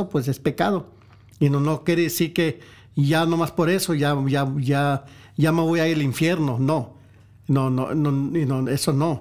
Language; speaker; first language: Spanish; early bilingual, heritage; Spanish